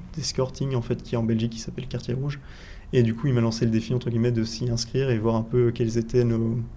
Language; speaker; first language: French; native; French